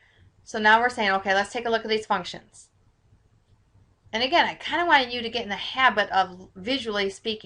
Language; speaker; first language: English; native; English